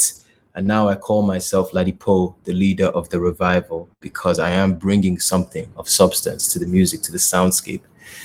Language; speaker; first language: English; non-native, local second language; Yoruba